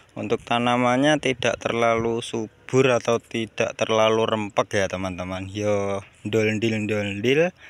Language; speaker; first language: Indonesian; non-native, local second language; Javanese